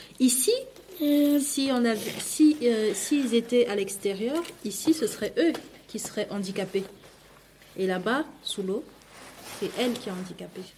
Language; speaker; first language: French; non-native, local second language; Duala